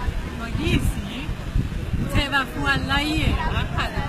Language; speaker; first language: Yoruba; non-native, fluent; English